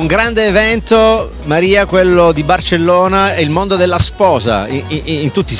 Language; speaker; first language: Italian; native; Italian